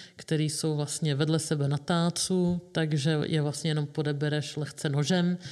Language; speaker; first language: Czech; native; Czech